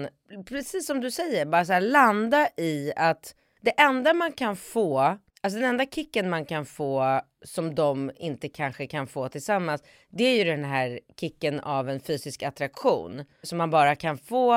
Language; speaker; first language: Swedish; native; Swedish